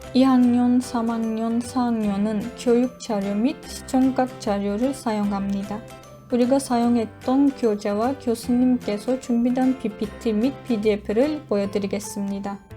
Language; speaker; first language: Korean; non-native, learner; Turkish